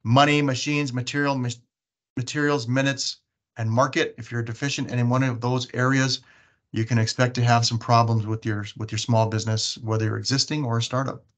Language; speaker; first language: English; native; English